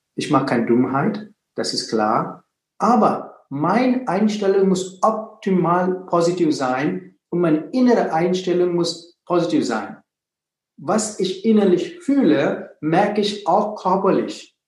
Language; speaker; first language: German; non-native, fluent; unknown